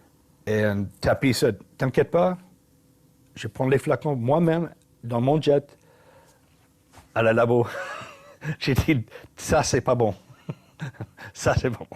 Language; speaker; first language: French; non-native, learner; English